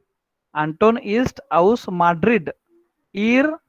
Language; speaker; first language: German; non-native, learner; Marathi